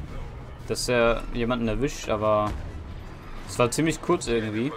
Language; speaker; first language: German; native; German